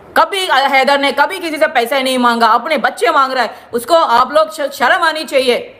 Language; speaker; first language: Hindi; non-native, local second language; Gujarati